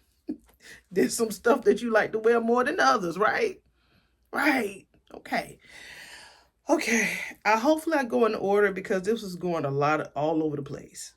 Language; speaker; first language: English; native; English